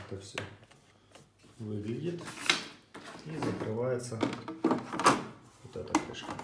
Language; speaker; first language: Russian; native; Russian